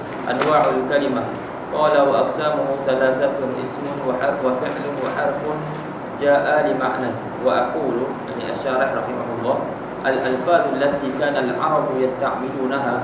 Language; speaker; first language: Arabic; non-native, fluent; Malay